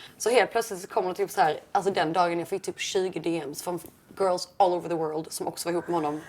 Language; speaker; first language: Swedish; native; Swedish